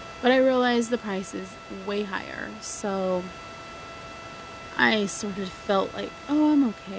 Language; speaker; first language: English; native; English